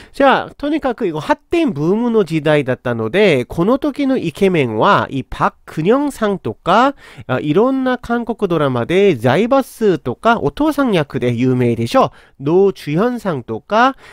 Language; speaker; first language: Japanese; non-native, fluent; Korean